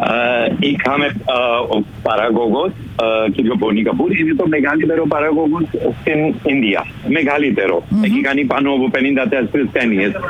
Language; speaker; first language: Greek; non-native, learner; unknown